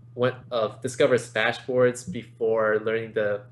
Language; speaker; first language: English; native; English